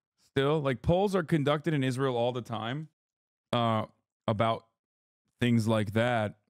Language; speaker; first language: English; early bilingual, other home language; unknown